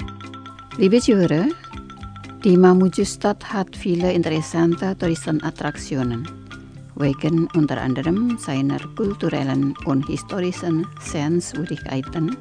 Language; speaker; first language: German; non-native, fluent; Indonesian